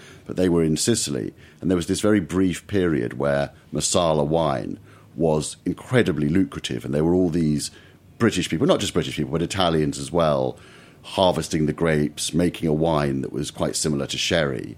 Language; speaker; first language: English; native; English